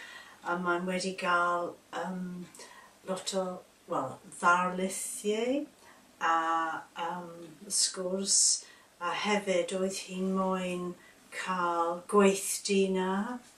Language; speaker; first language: Welsh; non-native, learner; English